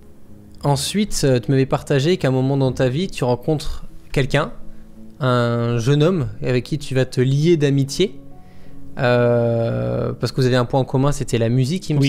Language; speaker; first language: French; native; French